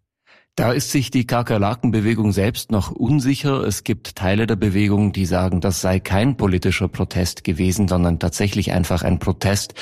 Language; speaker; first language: German; native; German